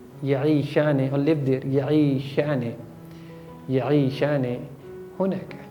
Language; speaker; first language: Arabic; non-native, fluent; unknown